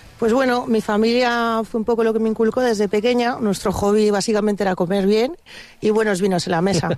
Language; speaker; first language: Spanish; native; Spanish